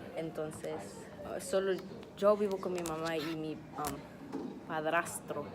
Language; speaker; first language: Spanish; early bilingual, heritage; Spanish